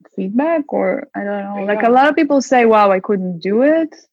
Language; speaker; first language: English; non-native, fluent; Hebrew